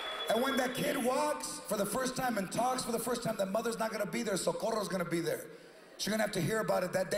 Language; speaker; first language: English; early bilingual, other home language; Spanish